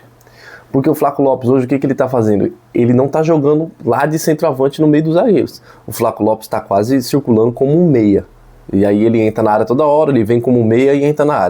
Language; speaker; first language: Portuguese; native; Portuguese